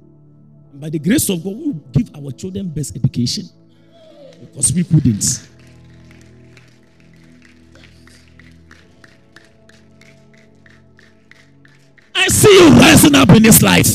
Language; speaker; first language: English; non-native, local second language; Akan